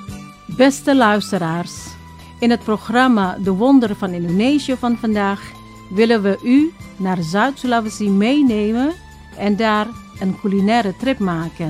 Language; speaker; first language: Dutch; non-native, fluent; Indonesian